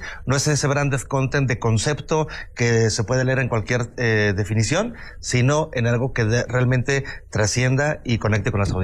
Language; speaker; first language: Spanish; native; Spanish